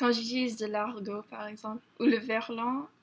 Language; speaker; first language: French; non-native, fluent; English